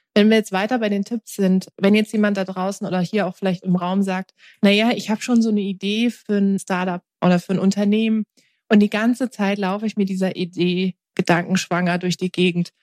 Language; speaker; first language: German; early bilingual, other home language; Turkish